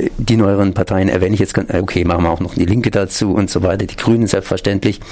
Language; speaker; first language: German; native; German